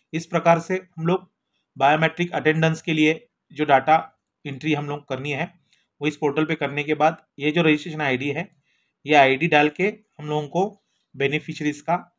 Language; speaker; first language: Hindi; non-native, local second language; Marathi